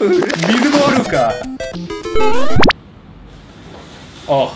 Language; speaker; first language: Japanese; non-native, fluent; English